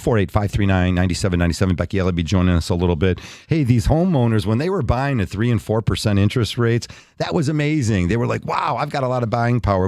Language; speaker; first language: English; native; English